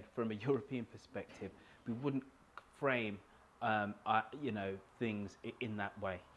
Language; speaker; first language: English; native; English